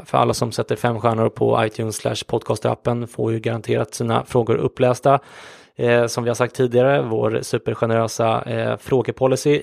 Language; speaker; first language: Swedish; native; Swedish